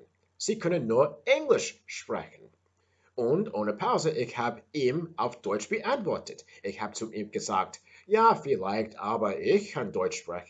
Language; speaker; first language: German; non-native, learner; English